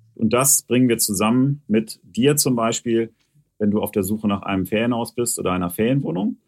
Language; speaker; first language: German; native; German